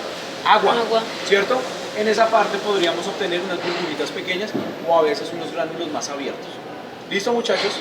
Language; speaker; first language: Spanish; native; Spanish